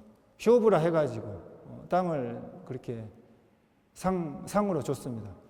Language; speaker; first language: Korean; native; Korean